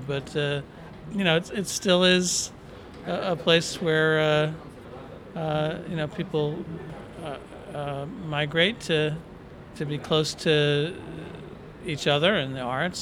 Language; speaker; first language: English; native; English